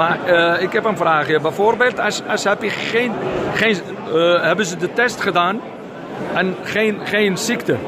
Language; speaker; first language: Dutch; non-native, learner; Arabic